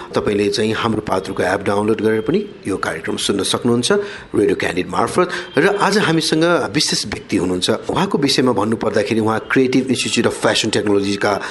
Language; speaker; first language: Nepali; native; Nepali